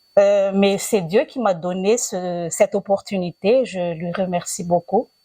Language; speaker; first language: French; non-native, local second language; Malagasy